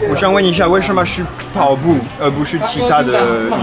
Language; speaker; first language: Chinese; non-native, fluent; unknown